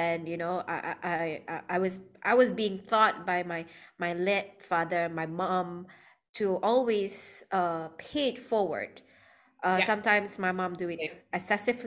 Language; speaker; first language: English; non-native, local second language; Malay